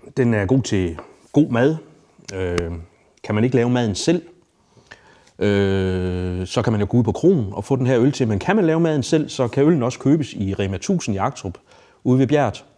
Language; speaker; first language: Danish; native; Danish